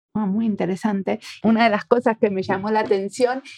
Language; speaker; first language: Spanish; native; Spanish